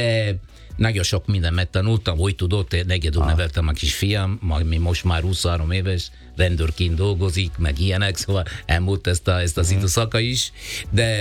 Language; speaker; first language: Hungarian; non-native, fluent; Italian